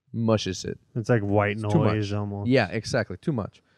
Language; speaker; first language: English; early bilingual, other home language; Spanish